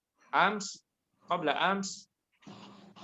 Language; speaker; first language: Arabic; non-native, fluent; Malay